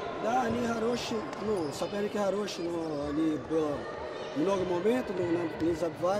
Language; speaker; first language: Russian; non-native, learner; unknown